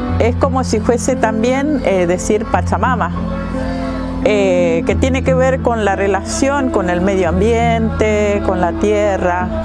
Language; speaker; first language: Spanish; non-native, local second language; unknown